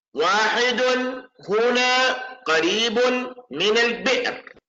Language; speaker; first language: Arabic; non-native, fluent; English